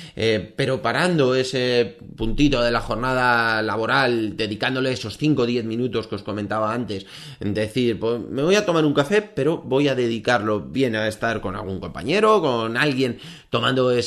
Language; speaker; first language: Spanish; native; Spanish